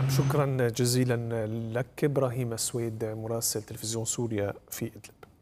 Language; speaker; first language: Arabic; native; Arabic